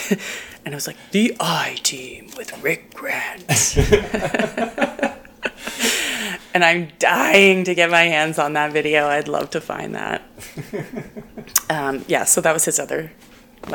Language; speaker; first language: English; native; English